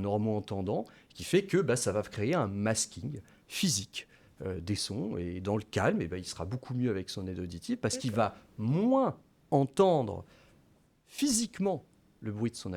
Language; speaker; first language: French; native; French